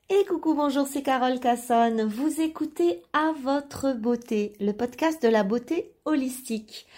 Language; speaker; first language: French; early bilingual, other home language; Italian